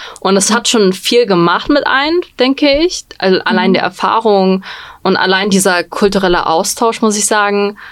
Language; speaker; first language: German; early bilingual, other home language; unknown